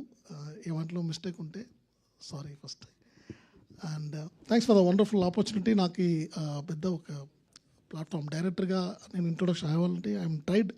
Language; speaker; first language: Telugu; non-native, learner; Tamil